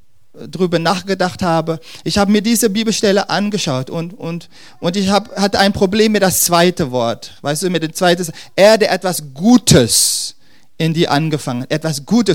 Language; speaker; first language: German; non-native, fluent; Dutch